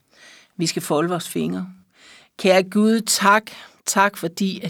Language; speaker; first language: Danish; native; Danish